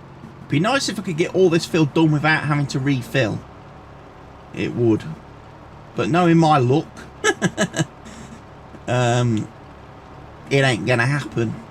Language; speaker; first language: English; native; English